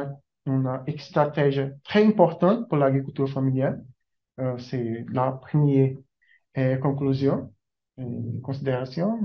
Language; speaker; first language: French; non-native, learner; Portuguese